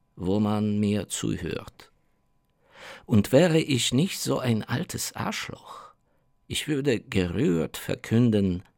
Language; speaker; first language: German; non-native, fluent; Ukrainian